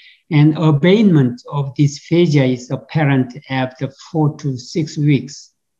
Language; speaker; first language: English; non-native, fluent; Korean